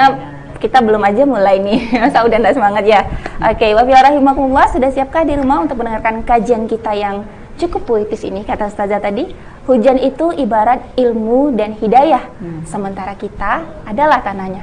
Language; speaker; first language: Indonesian; native; Indonesian